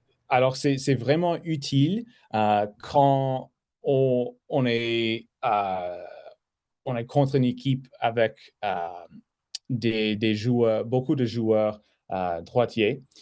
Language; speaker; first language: French; non-native, fluent; English